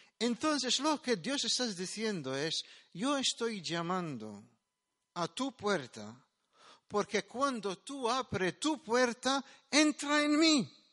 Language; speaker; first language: Spanish; non-native, fluent; Maltese